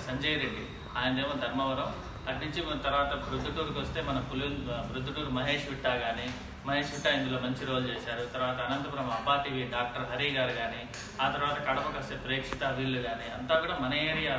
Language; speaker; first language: Telugu; native; Telugu